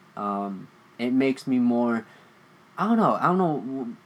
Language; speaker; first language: English; early bilingual, other home language; Vietnamese